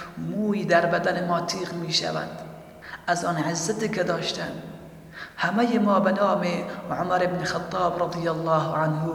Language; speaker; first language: Persian; native; Persian